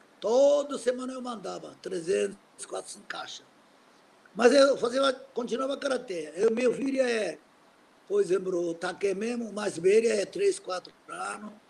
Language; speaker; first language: Portuguese; non-native, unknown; Japanese